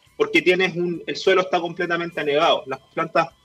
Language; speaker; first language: Spanish; native; Spanish